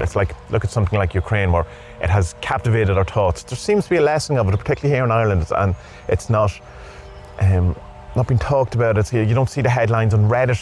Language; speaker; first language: English; native; English